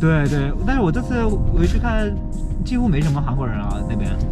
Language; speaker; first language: Chinese; early bilingual, other home language; Korean